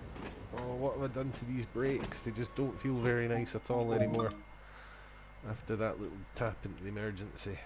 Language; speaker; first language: English; native; English